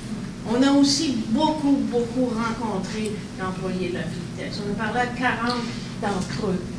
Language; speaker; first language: French; native; French